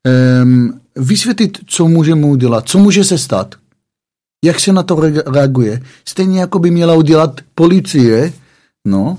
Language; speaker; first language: Czech; non-native, fluent; Hebrew